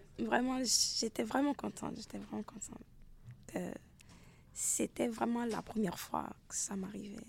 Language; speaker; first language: French; non-native, local second language; Haitian Creole